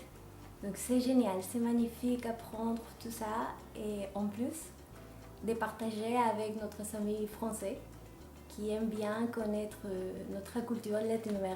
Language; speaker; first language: French; non-native, fluent; Spanish